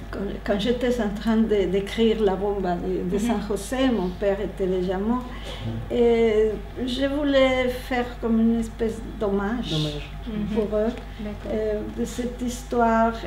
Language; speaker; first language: French; non-native, learner; Spanish